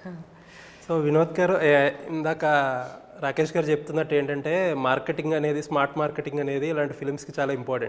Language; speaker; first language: Telugu; native; Telugu